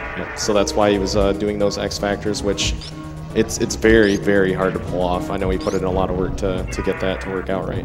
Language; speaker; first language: English; native; English